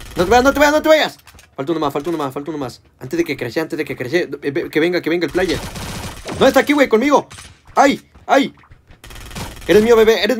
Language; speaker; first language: Spanish; native; Spanish